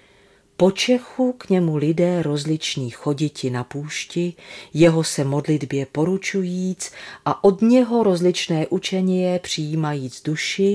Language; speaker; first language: Czech; native; Czech